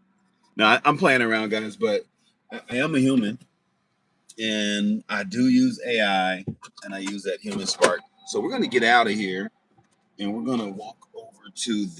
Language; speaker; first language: English; native; English